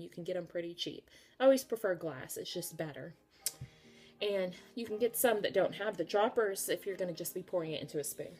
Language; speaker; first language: English; native; English